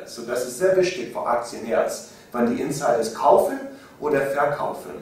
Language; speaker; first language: German; non-native, learner; English